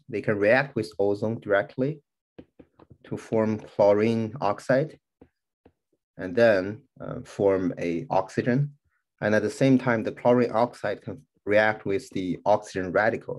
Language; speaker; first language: English; non-native, fluent; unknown